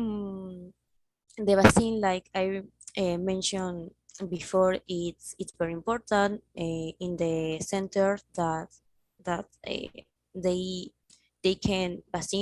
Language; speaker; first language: English; non-native, learner; Spanish